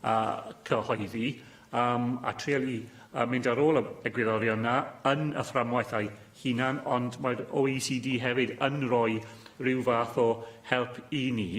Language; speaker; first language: Welsh; non-native, local second language; English